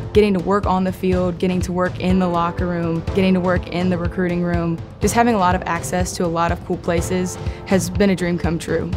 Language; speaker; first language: English; native; English